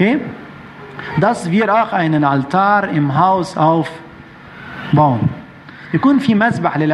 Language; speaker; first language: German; non-native, fluent; Arabic